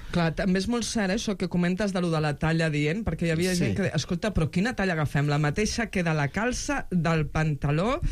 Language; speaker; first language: Catalan; native; Catalan